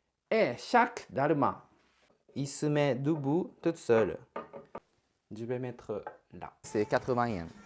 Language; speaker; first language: French; non-native, learner; Japanese